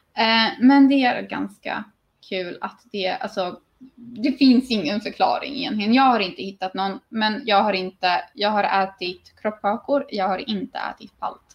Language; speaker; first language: Swedish; native; Swedish